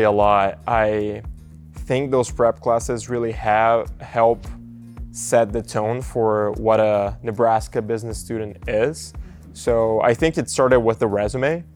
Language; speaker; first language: English; non-native, fluent; Portuguese